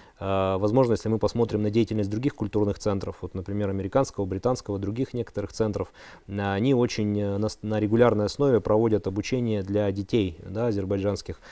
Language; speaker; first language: Russian; native; Russian